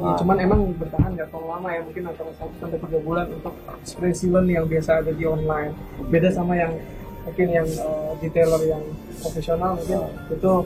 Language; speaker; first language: Indonesian; native; Indonesian